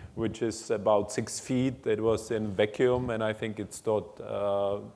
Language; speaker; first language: English; non-native, fluent; German